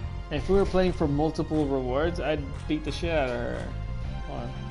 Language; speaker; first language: English; early bilingual, other home language; Spanish